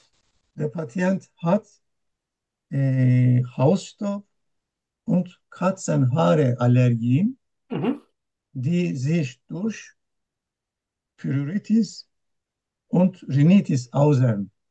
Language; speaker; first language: German; non-native, learner; Turkish